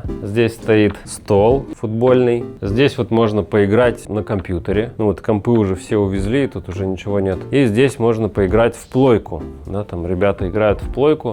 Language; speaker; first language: Russian; native; Russian